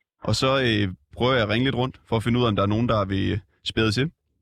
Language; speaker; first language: Danish; native; Danish